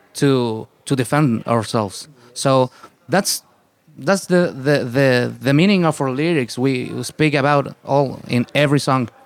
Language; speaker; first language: English; non-native, fluent; Spanish